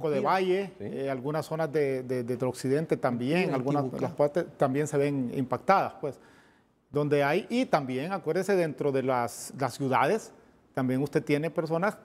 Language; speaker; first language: Spanish; native; Spanish